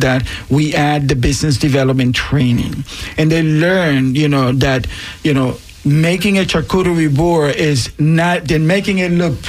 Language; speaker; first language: English; non-native, fluent; Spanish